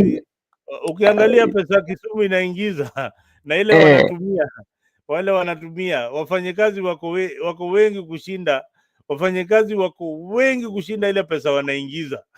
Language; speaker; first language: Swahili; non-native, local second language; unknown